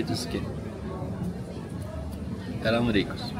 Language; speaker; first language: Spanish; non-native, learner; Swedish